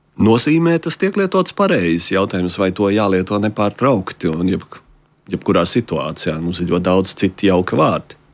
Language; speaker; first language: Latvian; native; Latvian